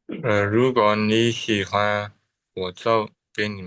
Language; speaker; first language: Chinese; non-native, learner; Burmese